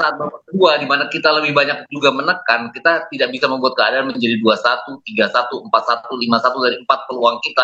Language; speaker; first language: Indonesian; native; Indonesian